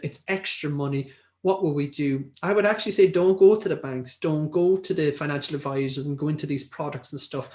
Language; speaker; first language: English; native; English